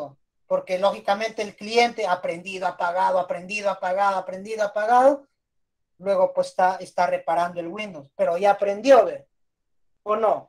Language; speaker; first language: Spanish; native; Spanish